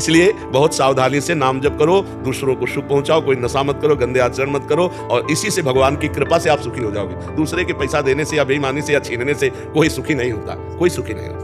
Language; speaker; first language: Hindi; native; Hindi